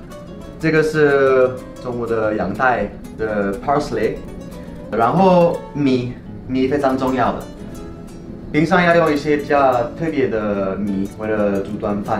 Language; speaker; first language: Chinese; non-native, fluent; French